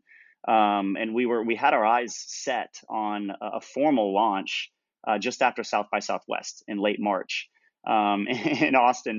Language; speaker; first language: English; native; English